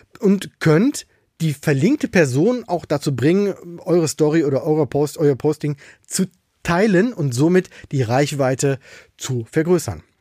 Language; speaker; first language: German; native; German